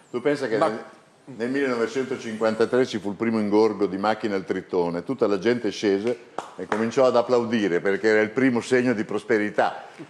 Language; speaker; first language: Italian; non-native, fluent; French